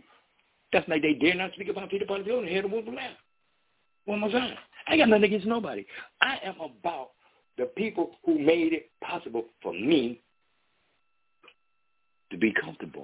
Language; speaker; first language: English; native; English